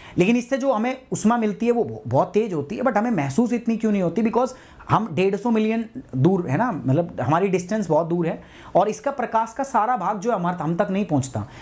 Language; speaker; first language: Hindi; native; Hindi